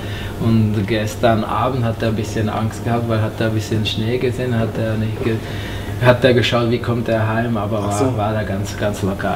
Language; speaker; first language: German; non-native, fluent; Czech